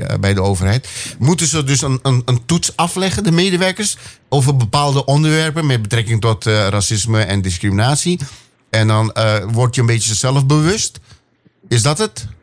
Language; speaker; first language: Dutch; native; Dutch